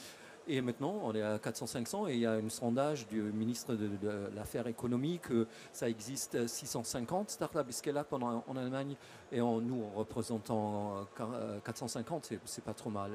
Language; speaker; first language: French; non-native, fluent; German